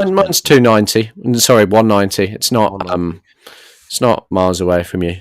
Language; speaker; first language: English; native; English